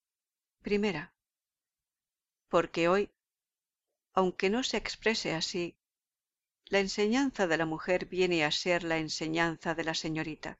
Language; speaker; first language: Spanish; native; Spanish